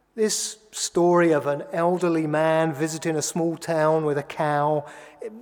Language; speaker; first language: English; native; English